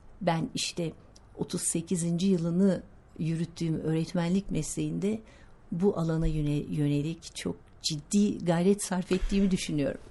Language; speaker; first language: Turkish; native; Turkish